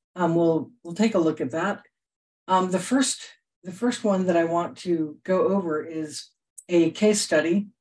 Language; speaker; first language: English; native; English